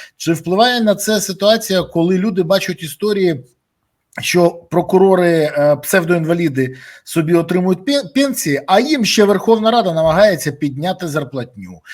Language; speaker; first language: Ukrainian; native; Ukrainian